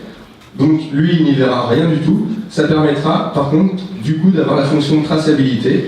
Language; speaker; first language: French; native; French